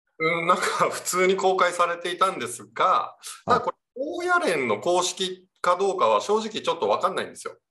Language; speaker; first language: Japanese; native; Japanese